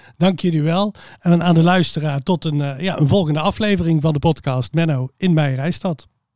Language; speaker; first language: Dutch; native; Dutch